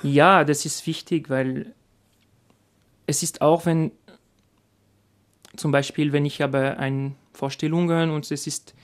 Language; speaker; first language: German; non-native, learner; French